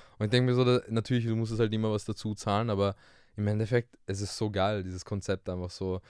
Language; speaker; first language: German; early bilingual, other home language; English